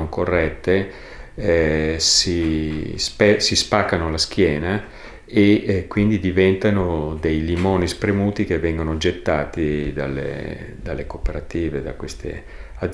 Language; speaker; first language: Italian; native; Italian